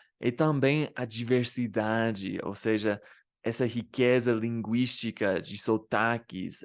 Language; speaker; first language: Portuguese; non-native, fluent; English